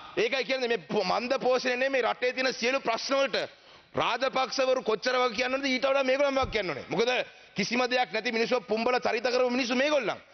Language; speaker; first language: Sinhala; non-native, local second language; Tamil